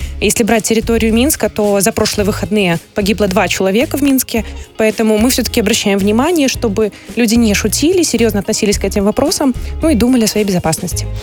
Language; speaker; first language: Russian; native; Russian